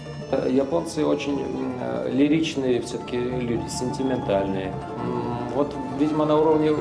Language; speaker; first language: Russian; native; Russian